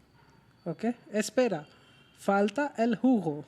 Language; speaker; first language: Spanish; non-native, learner; Hindi